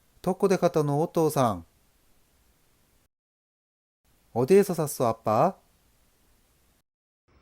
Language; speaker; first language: Japanese; non-native, learner; Korean